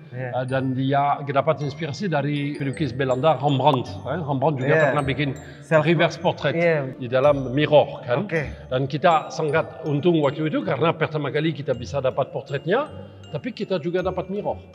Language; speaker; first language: Indonesian; non-native, fluent; French